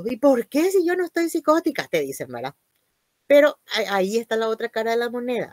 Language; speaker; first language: Spanish; native; Spanish